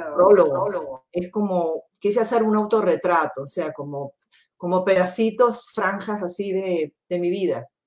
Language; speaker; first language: Spanish; native; Spanish